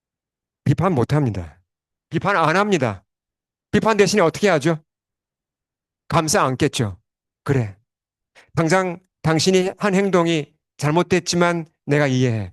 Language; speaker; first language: Korean; native; Korean